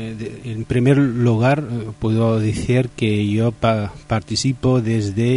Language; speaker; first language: Spanish; non-native, fluent; Riffian